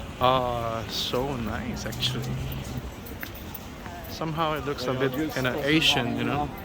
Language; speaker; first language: English; non-native, fluent; Korean